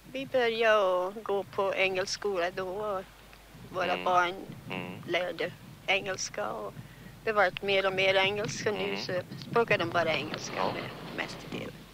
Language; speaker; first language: Swedish; early bilingual, heritage; Swedish